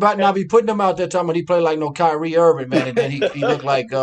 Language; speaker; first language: English; native; English